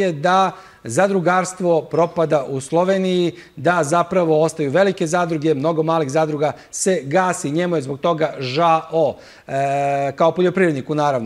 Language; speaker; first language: Serbian; native; Serbian